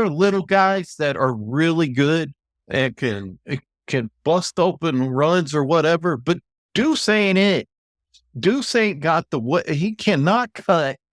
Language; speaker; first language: English; native; English